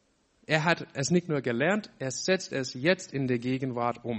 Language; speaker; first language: German; non-native, fluent; English